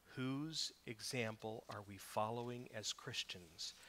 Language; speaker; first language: English; native; English